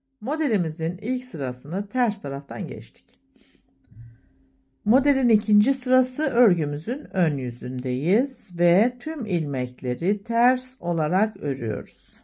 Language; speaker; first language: Turkish; native; Turkish